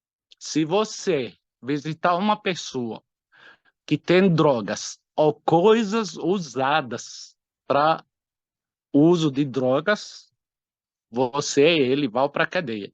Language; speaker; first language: Portuguese; non-native, fluent; Arabic